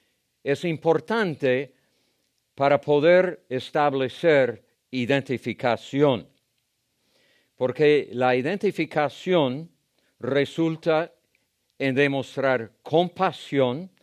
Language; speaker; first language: Spanish; non-native, fluent; English